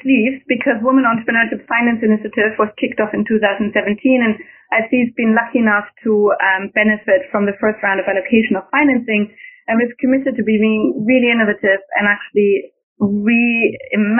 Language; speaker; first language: English; non-native, fluent; German